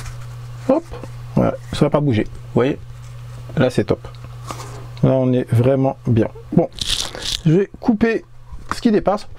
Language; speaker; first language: French; native; French